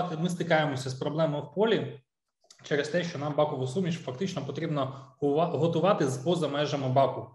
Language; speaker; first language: Ukrainian; non-native, local second language; Russian